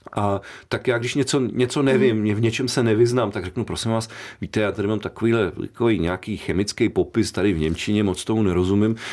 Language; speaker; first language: Czech; native; Czech